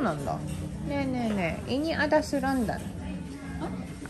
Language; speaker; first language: Japanese; native; Japanese